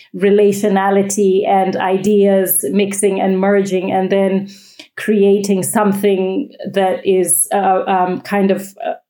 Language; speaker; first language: English; native; English